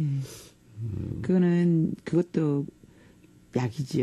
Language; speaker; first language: Korean; native; Korean